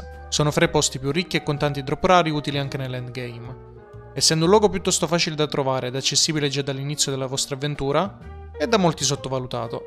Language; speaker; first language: Italian; native; Italian